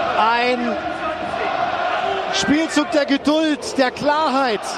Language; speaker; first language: German; native; German